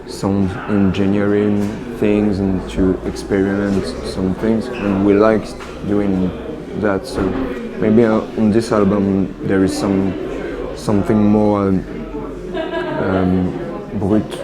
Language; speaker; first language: English; non-native, learner; French